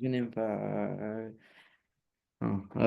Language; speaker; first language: French; non-native, learner; Romanian